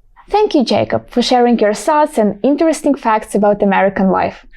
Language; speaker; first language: English; non-native, fluent; Ukrainian